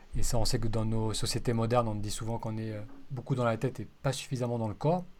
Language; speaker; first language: French; native; French